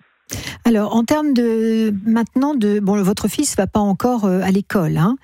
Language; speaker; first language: French; native; French